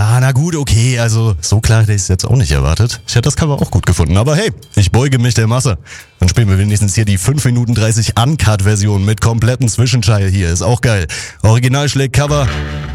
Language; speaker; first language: German; native; German